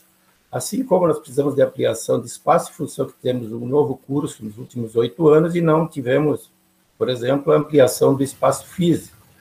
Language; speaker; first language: Portuguese; native; Portuguese